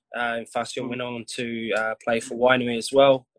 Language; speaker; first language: English; native; English